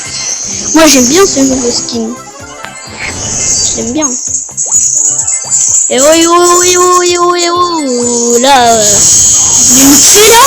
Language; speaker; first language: French; early bilingual, other home language; Romanian